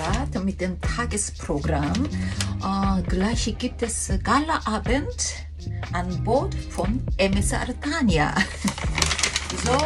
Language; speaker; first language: German; non-native, fluent; Korean